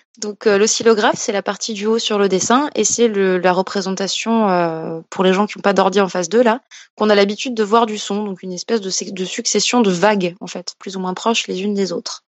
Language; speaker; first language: French; native; French